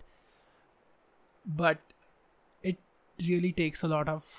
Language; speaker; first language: English; non-native, local second language; Marathi